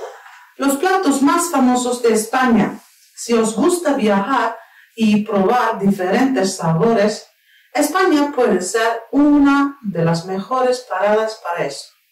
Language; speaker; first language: Spanish; non-native, fluent; Turkish